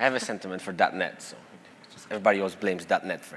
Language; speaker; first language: English; non-native, fluent; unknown